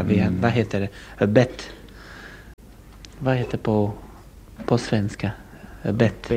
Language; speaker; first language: Swedish; non-native, fluent; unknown